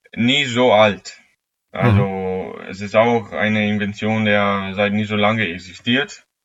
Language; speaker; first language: German; non-native, fluent; Italian